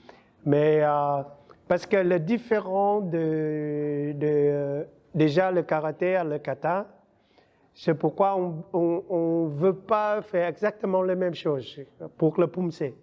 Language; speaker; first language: French; non-native, learner; Vietnamese